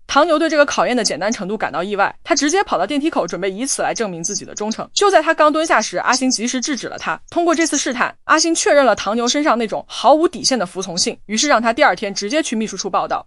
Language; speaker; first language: Chinese; native; Chinese